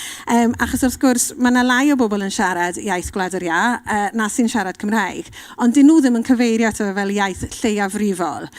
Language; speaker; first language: Welsh; native; Welsh